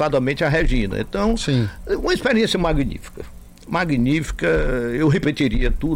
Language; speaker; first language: Portuguese; native; Portuguese